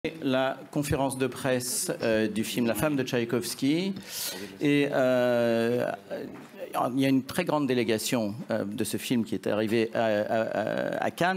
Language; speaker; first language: French; native; French